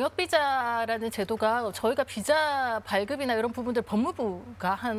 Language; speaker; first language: Korean; native; Korean